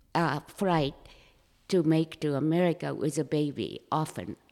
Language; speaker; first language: English; non-native, fluent; Japanese